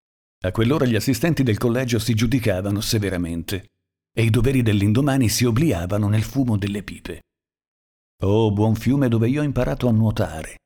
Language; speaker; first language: Italian; native; Italian